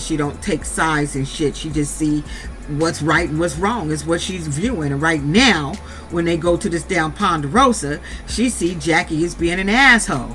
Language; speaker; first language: English; native; English